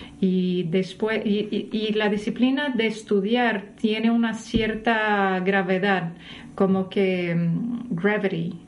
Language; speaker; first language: Spanish; non-native, fluent; Portuguese